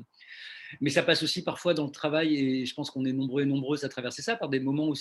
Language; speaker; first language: French; native; French